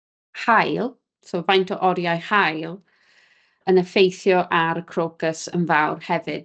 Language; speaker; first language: Welsh; native; Welsh